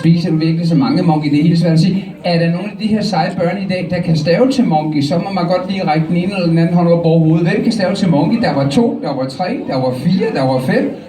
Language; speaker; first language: Danish; native; Danish